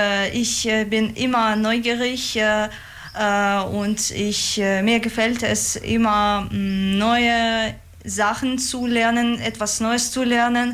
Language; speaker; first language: German; non-native, fluent; Russian